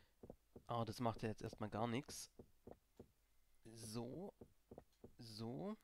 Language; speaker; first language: German; native; German